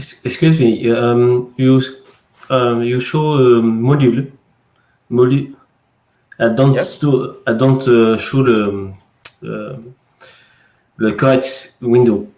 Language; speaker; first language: English; non-native, learner; French